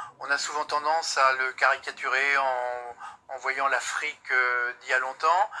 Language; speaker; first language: French; native; French